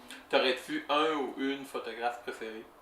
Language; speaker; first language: French; native; French